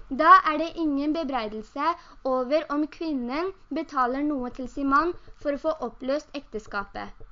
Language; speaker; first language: Norwegian; early bilingual, other home language; Urdu